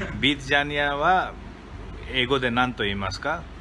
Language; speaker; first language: Japanese; non-native, fluent; Hindi